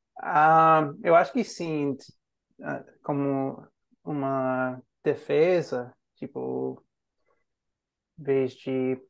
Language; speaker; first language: Portuguese; non-native, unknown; English